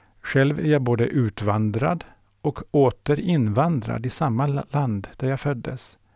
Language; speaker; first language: Swedish; native; Swedish